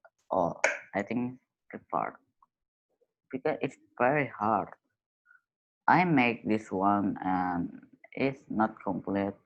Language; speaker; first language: English; non-native, learner; Indonesian